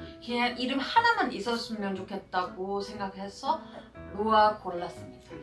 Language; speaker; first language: Korean; non-native, fluent; German